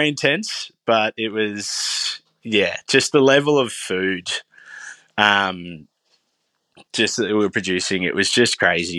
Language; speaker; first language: English; native; English